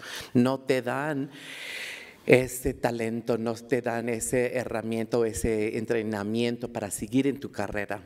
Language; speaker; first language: Spanish; early bilingual, heritage; Spanish